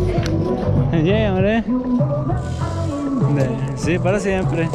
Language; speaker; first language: Spanish; early bilingual, heritage; Spanish